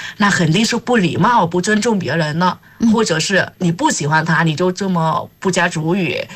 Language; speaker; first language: Chinese; non-native, fluent; Vietnamese